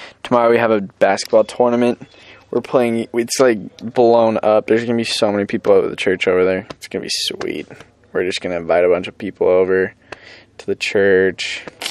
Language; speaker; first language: English; native; English